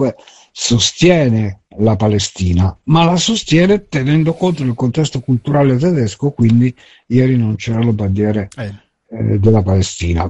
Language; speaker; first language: Italian; native; Italian